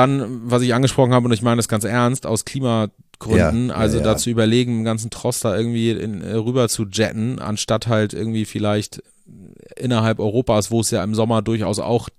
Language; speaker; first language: German; native; German